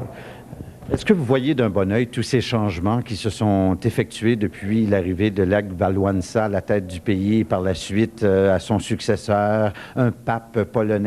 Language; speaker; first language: French; native; French